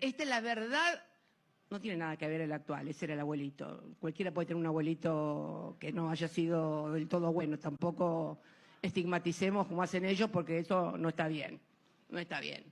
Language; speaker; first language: Spanish; native; Spanish